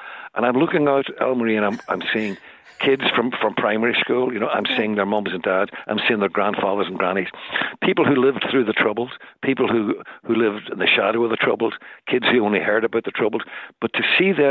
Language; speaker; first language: English; native; English